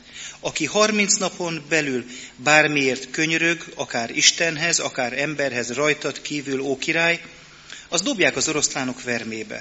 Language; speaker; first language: Hungarian; native; Hungarian